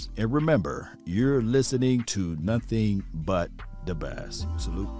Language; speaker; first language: English; native; English